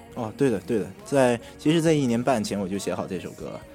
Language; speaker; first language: Chinese; native; Chinese